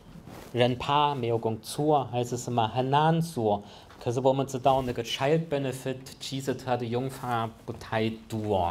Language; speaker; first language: Chinese; non-native, fluent; German